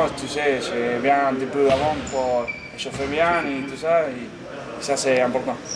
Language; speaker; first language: French; non-native, learner; Spanish